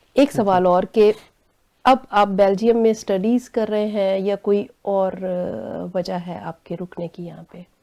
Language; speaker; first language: Urdu; non-native, local second language; Punjabi